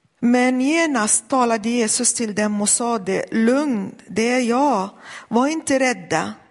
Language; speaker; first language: Swedish; non-native, fluent; Arabic